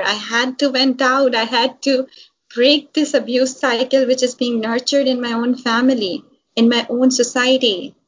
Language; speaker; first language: English; non-native, local second language; Urdu